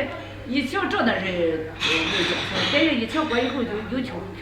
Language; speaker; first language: Chinese; native; Chinese